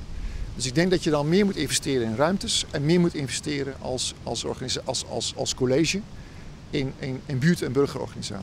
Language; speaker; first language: Dutch; native; Dutch